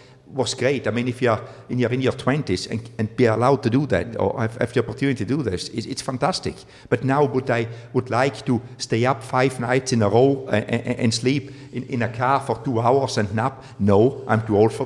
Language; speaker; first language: English; non-native, fluent; German